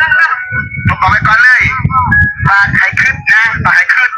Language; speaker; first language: Thai; non-native, learner; Khmer